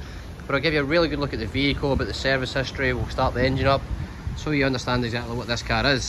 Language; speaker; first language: English; native; English